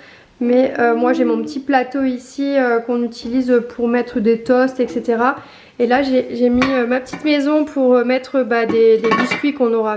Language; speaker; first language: French; native; French